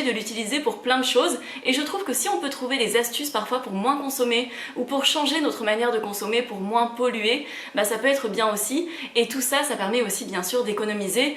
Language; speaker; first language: French; native; French